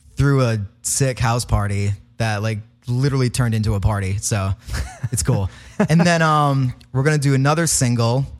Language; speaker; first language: English; native; English